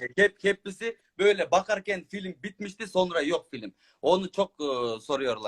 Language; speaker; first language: Turkish; non-native, learner; Kyrgyz